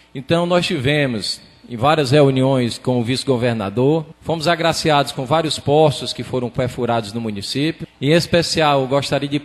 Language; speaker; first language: Portuguese; native; Portuguese